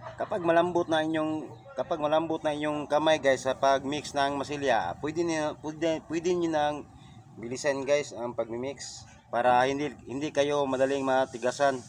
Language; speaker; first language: Filipino; non-native, local second language; Cebuano